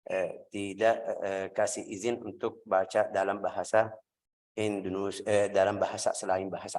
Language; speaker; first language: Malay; non-native, fluent; Arabic